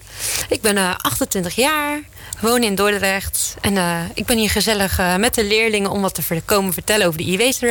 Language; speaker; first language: Dutch; native; Dutch